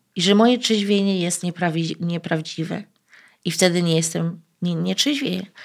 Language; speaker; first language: Polish; early bilingual, heritage; Polish